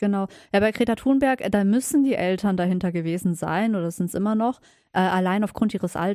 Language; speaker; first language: German; native; German